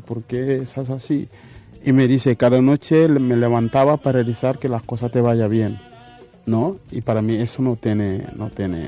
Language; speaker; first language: Spanish; non-native, fluent; Wolof